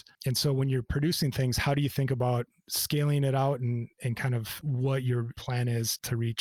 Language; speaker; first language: English; native; English